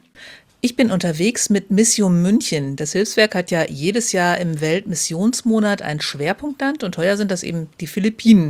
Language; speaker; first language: German; native; German